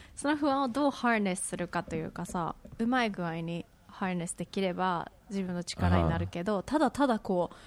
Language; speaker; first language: Japanese; early bilingual, heritage; Japanese